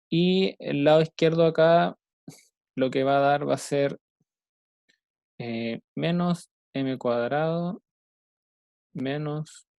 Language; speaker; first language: Spanish; native; Spanish